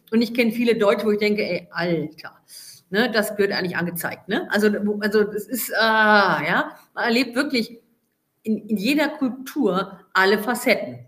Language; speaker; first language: German; native; German